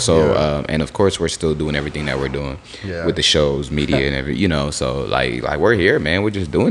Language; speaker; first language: English; native; English